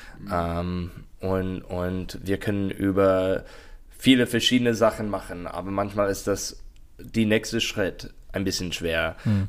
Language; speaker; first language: German; non-native, learner; English